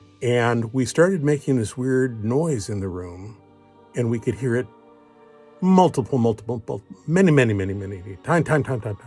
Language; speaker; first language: English; native; English